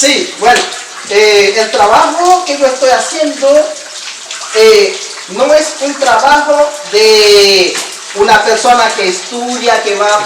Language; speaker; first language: Spanish; non-native, learner; Haitian Creole